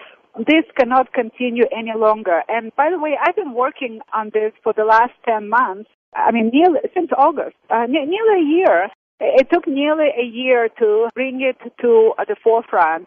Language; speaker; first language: English; non-native, fluent; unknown